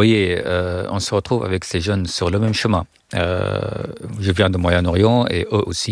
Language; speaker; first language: French; non-native, fluent; Arabic